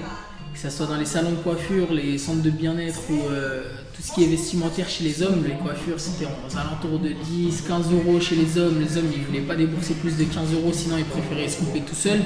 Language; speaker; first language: French; native; French